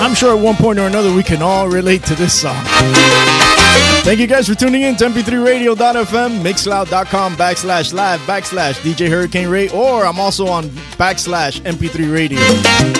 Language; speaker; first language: English; early bilingual, other home language; Spanish